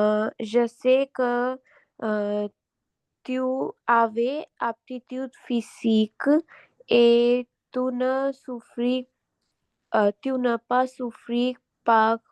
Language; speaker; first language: French; non-native, learner; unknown